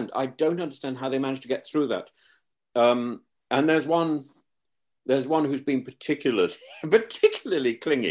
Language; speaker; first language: English; native; English